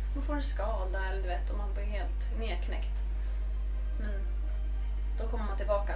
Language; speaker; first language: Swedish; non-native, fluent; Icelandic